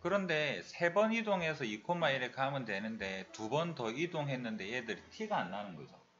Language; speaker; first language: Korean; native; Korean